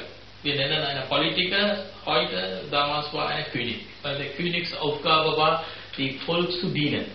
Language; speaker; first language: German; non-native, fluent; Sinhala